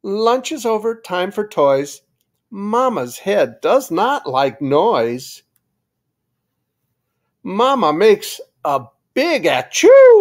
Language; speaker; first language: English; native; English